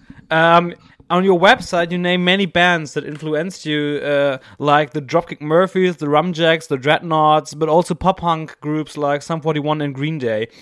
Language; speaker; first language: English; non-native, fluent; German